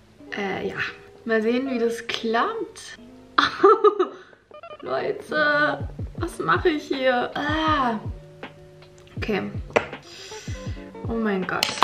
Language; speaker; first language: German; native; German